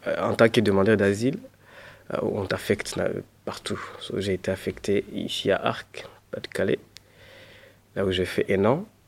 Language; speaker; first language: French; non-native, learner; Kinyarwanda